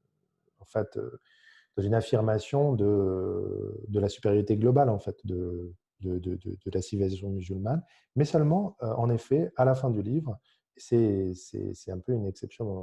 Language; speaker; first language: French; native; French